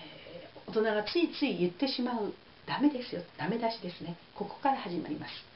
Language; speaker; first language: Japanese; native; Japanese